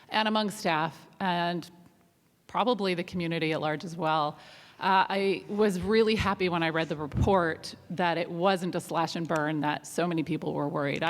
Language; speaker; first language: English; non-native, fluent; German